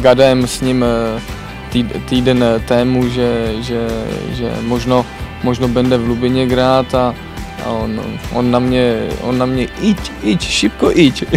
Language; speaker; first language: Polish; non-native, learner; Czech